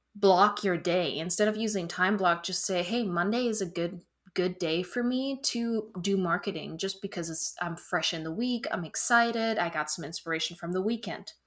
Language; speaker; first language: English; non-native, fluent; German